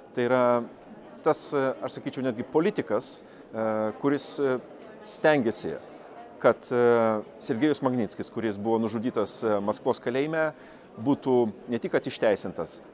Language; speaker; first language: Lithuanian; native; Lithuanian